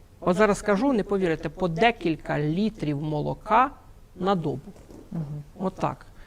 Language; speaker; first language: Ukrainian; non-native, local second language; Russian